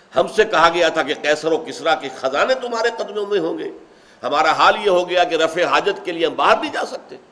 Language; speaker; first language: Urdu; native; Urdu